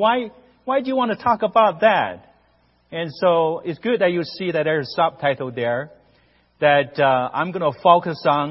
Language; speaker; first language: English; non-native, fluent; Chinese